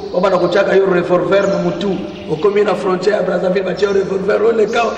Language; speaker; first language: Lingala; native; Lingala